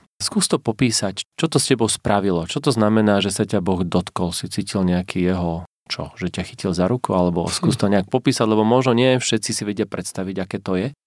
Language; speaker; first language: Slovak; native; Slovak